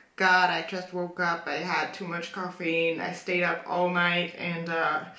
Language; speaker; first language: English; non-native, fluent; German